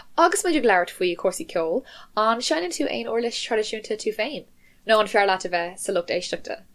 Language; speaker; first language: Irish; non-native, local second language; English